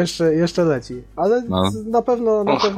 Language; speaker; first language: Polish; native; Polish